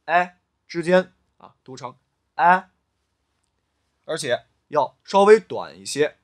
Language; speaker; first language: Chinese; native; Chinese